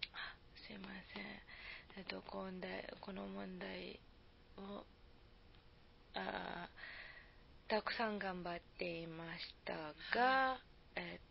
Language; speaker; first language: Japanese; non-native, learner; Serbian